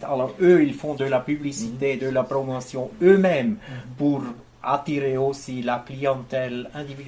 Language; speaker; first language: French; non-native, fluent; German